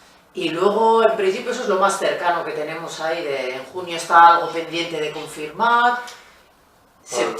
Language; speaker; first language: Spanish; native; Spanish